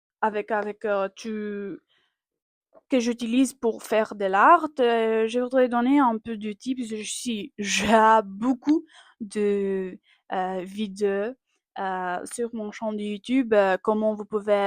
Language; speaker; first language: French; non-native, learner; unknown